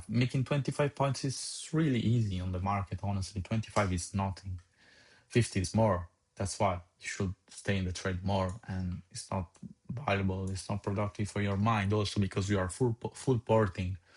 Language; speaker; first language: English; non-native, fluent; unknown